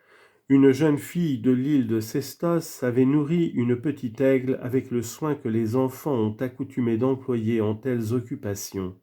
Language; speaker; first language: French; native; French